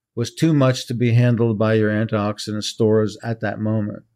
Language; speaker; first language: English; early bilingual, heritage; Hebrew